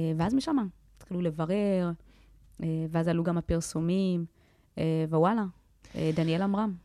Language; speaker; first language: Hebrew; early bilingual, other home language; Amharic